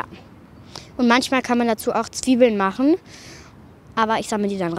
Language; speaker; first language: German; native; German